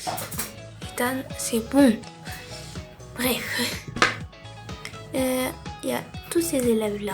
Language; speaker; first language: French; native; French